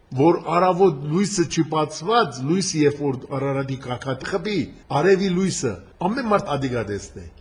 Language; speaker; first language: Armenian; early bilingual, heritage; Armenian